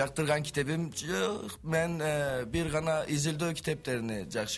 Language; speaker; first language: Kyrgyz; non-native, learner; Turkish